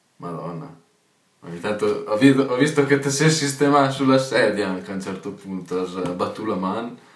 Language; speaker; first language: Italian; native; Italian